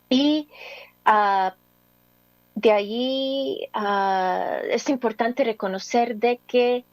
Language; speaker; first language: Spanish; early bilingual, heritage; English